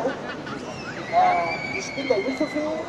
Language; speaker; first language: German; non-native, learner; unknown